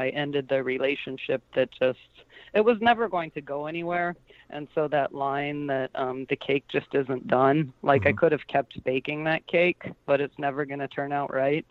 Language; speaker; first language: English; native; English